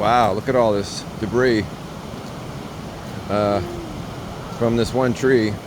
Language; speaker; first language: English; native; English